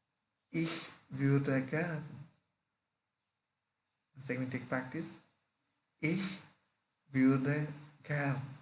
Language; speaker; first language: German; non-native, learner; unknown